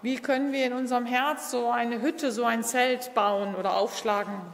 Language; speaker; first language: German; native; German